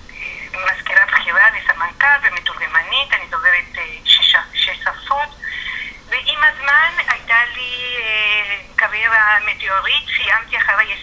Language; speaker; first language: Hebrew; non-native, fluent; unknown